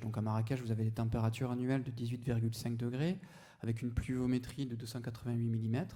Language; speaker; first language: French; native; French